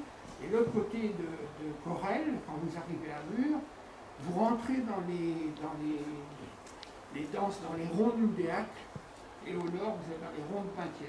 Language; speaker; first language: French; native; French